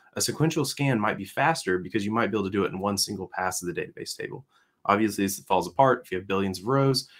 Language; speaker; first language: English; native; English